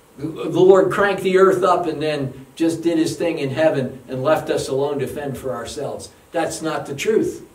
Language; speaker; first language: English; native; English